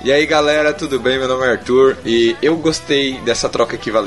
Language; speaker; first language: Portuguese; native; Portuguese